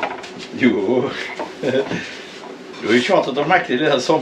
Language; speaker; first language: Swedish; native; Swedish